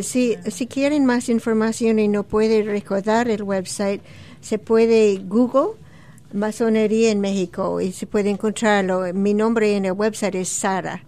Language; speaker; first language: Spanish; non-native, fluent; English